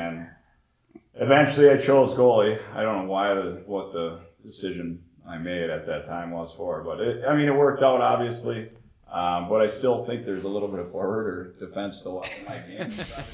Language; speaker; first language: English; native; English